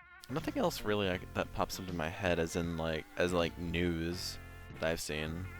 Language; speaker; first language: English; native; English